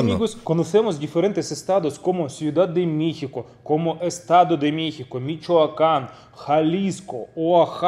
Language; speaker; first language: Spanish; non-native, fluent; Russian